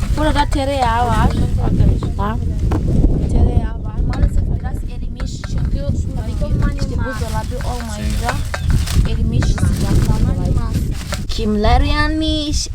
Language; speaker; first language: Turkish; non-native, fluent; Portuguese